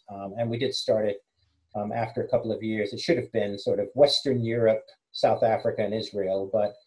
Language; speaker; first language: English; native; English